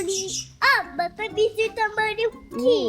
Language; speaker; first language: Japanese; native; Japanese